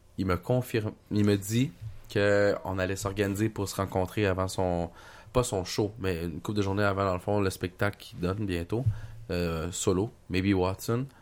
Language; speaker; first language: French; native; French